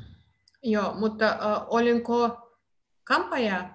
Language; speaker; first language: Finnish; non-native, learner; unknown